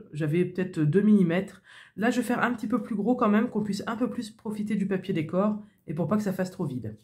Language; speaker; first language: French; native; French